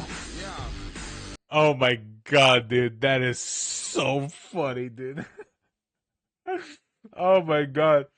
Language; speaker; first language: English; native; English